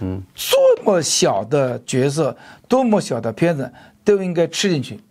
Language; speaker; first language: Chinese; native; Chinese